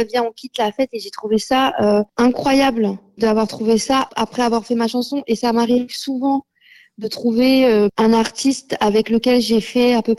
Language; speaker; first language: French; native; French